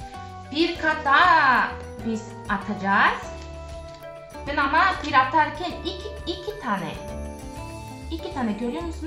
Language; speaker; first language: Turkish; non-native, fluent; Korean